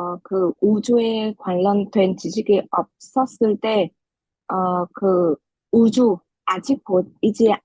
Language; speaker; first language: Korean; non-native, fluent; Vietnamese